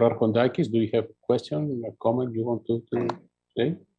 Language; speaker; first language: English; non-native, fluent; Greek